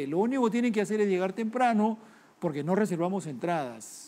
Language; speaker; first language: Spanish; native; Spanish